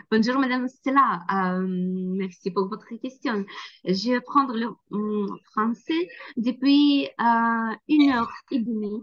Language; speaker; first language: French; non-native, learner; Ukrainian